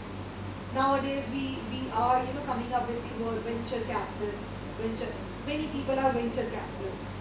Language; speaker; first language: English; non-native, local second language; Hindi